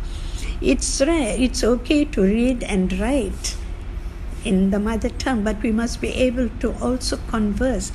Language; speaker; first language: English; non-native, local second language; Tamil